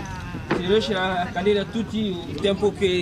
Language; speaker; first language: Italian; non-native, learner; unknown